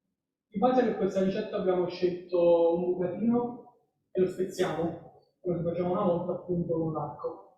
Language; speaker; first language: Italian; native; Italian